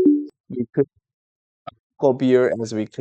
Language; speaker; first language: English; non-native, learner; Korean